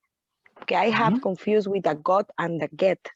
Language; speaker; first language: English; non-native, learner; Spanish